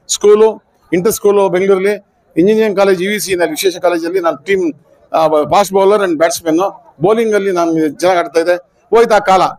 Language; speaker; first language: Kannada; native; Kannada